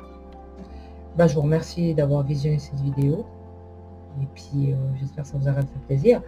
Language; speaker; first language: French; native; French